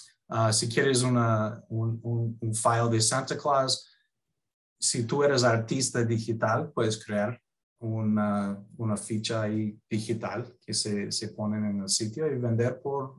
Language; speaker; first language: Spanish; non-native, fluent; English